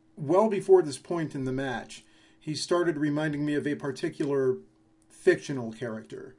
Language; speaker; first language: English; native; English